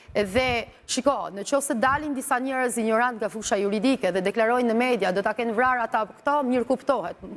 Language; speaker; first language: Albanian; native; Albanian